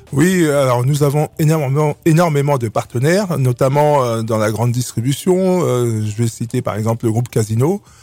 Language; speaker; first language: French; early bilingual, other home language; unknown